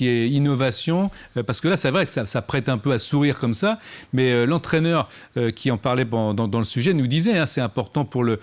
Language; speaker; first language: French; native; French